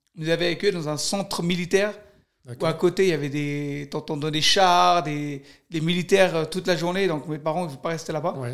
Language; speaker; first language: French; early bilingual, other home language; Kurdish